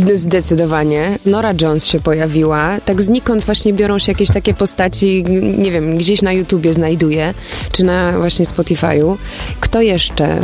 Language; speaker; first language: Polish; early bilingual, other home language; German